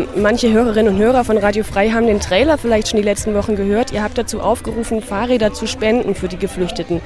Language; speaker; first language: German; native; German